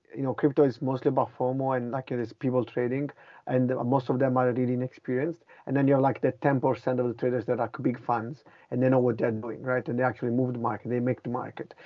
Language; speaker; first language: English; non-native, fluent; Italian